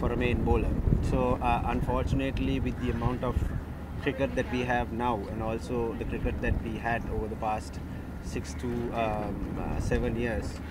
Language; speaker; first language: English; non-native, local second language; Sinhala